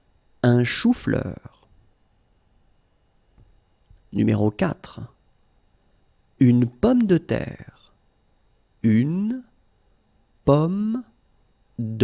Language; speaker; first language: French; native; French